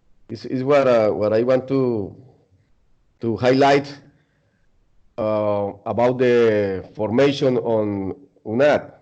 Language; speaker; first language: English; non-native, learner; Spanish